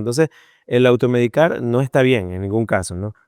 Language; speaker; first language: Spanish; native; Spanish